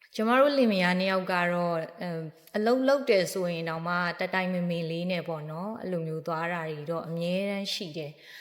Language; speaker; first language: Burmese; non-native, local second language; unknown